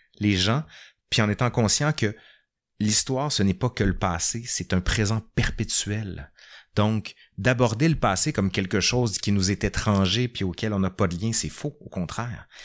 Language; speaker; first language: French; native; French